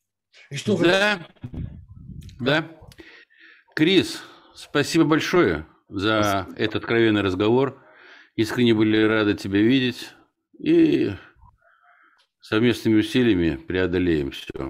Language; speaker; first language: Russian; native; Russian